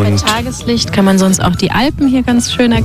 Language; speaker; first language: German; native; German